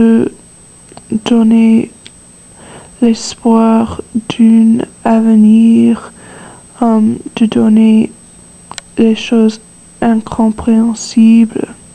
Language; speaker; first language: French; non-native, learner; English